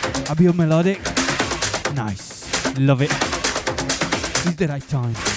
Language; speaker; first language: English; non-native, fluent; Italian